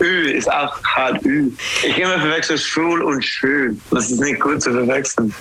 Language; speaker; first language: German; non-native, learner; English